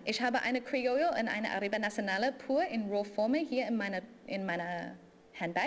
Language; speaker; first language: German; non-native, learner; English